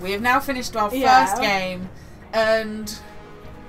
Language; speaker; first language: English; native; English